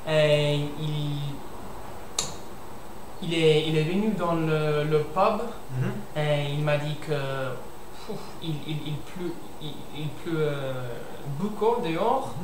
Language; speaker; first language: French; non-native, learner; English